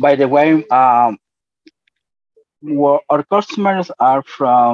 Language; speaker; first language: English; non-native, learner; Spanish